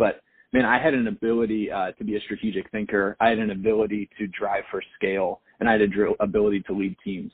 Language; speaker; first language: English; native; English